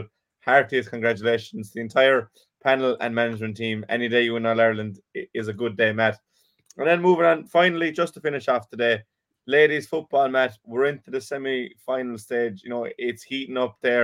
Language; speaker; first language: English; native; English